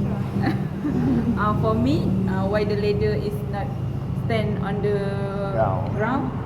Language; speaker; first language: English; non-native, learner; Malay